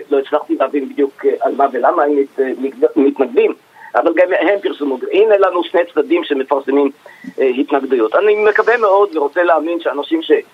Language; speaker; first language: Hebrew; native; Hebrew